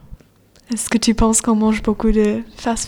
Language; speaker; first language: French; non-native, fluent; English